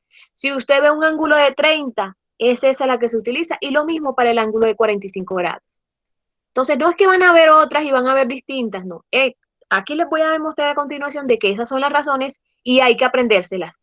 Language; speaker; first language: Spanish; native; Spanish